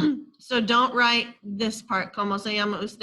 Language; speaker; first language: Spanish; non-native, fluent; English